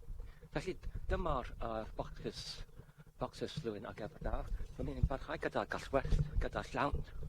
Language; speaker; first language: Welsh; non-native, learner; English